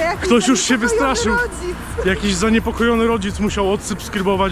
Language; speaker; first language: Polish; native; Polish